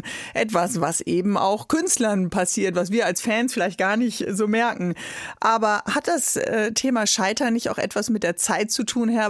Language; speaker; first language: German; native; German